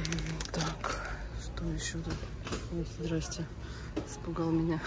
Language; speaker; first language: Russian; native; Russian